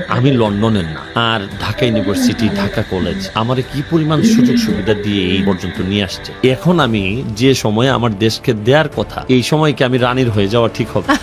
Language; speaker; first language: Bangla; non-native, local second language; Sylheti